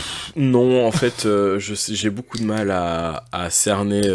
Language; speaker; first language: French; native; French